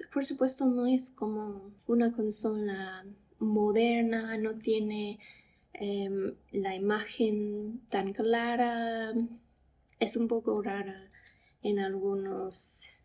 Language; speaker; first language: Spanish; non-native, fluent; English